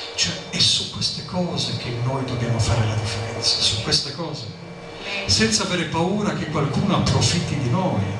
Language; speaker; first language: Italian; native; Italian